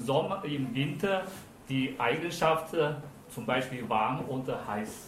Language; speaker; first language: German; non-native, fluent; Chinese